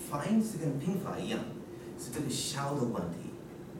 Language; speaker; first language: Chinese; non-native, learner; English